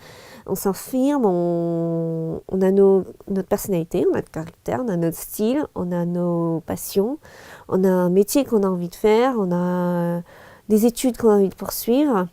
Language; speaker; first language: French; early bilingual, other home language; Chinese